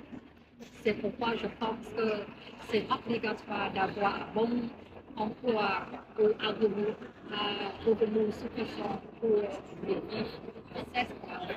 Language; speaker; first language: French; non-native, learner; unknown